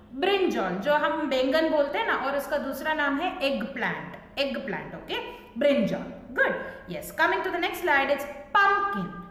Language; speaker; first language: Hindi; native; Hindi